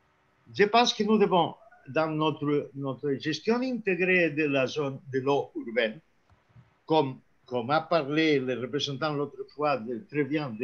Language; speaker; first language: French; non-native, fluent; Spanish